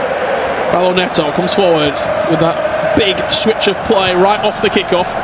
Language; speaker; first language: English; native; English